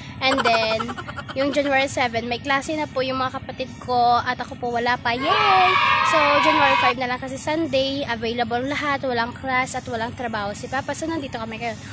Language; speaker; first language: Filipino; non-native, local second language; Hiligaynon